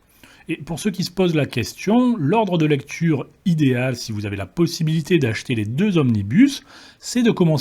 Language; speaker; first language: French; native; French